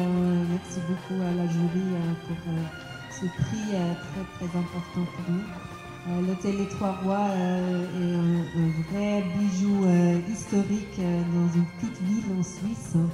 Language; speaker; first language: French; non-native, learner; German